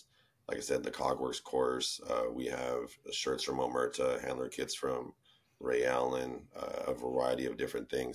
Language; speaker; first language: English; native; English